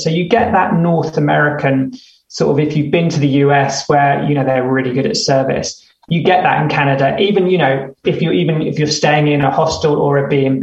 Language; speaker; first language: English; native; English